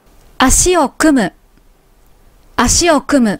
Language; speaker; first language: Japanese; native; Japanese